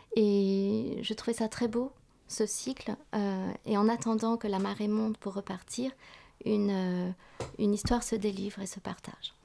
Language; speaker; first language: French; early bilingual, other home language; Vietnamese